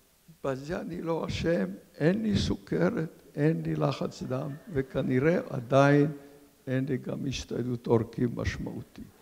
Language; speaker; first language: Hebrew; non-native, fluent; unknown